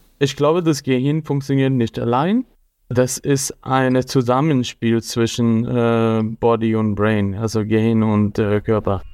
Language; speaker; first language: German; non-native, fluent; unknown